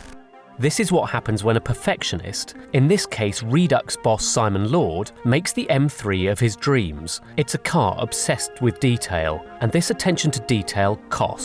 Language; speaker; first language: English; native; English